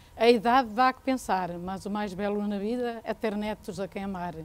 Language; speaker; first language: Portuguese; native; Portuguese